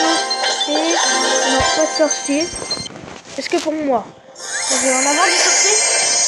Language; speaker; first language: French; native; French